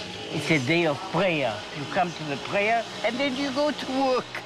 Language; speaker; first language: English; non-native, fluent; Hebrew